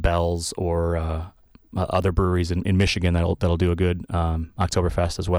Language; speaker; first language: English; native; English